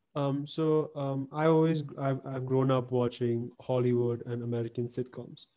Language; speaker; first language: English; native; English